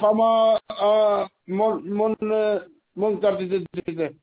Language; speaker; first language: French; non-native, learner; Albanian